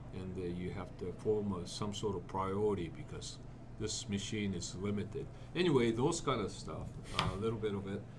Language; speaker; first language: English; non-native, fluent; Japanese